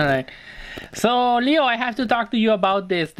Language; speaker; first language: English; native; English